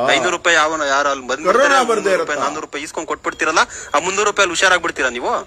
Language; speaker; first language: Kannada; native; Kannada